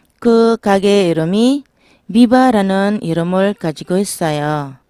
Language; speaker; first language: Korean; non-native, learner; Filipino